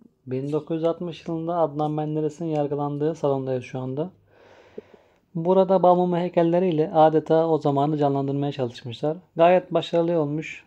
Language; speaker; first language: Turkish; native; Turkish